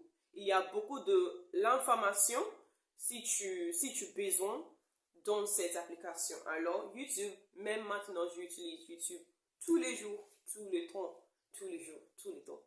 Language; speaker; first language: French; non-native, learner; English